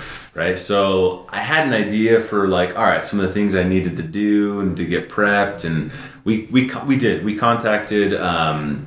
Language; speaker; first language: English; native; English